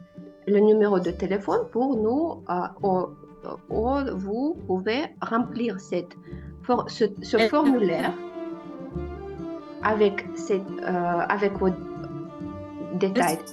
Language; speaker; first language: French; non-native, fluent; Russian